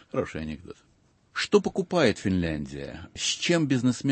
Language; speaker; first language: Russian; native; Russian